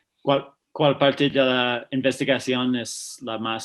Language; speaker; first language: Spanish; non-native, fluent; English